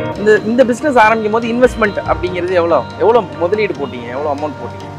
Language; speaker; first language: Tamil; native; Tamil